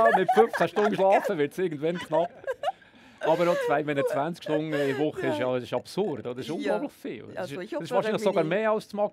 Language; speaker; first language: German; native; German